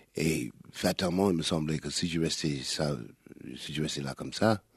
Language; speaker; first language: French; non-native, fluent; English